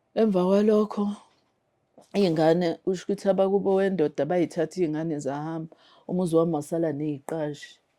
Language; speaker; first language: Zulu; native; Zulu